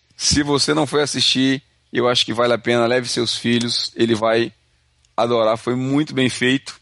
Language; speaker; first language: Portuguese; native; Portuguese